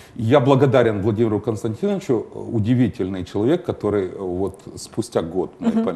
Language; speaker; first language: Russian; non-native, local second language; Ukrainian